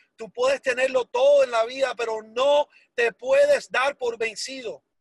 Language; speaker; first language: Spanish; early bilingual, heritage; Spanish